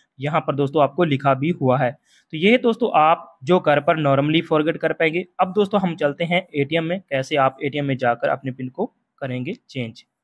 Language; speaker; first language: Hindi; non-native, local second language; Punjabi